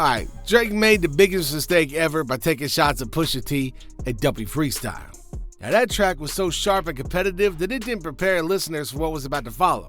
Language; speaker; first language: English; native; English